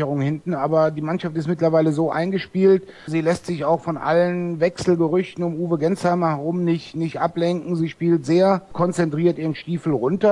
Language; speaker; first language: German; native; German